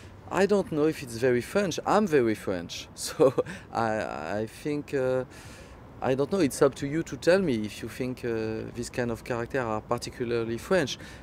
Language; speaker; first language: English; non-native, fluent; French